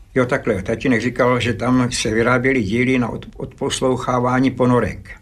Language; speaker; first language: Czech; early bilingual, other home language; Slovak